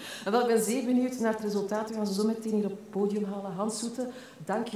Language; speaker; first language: Dutch; native; Dutch